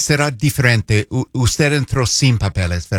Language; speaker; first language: Spanish; non-native, fluent; English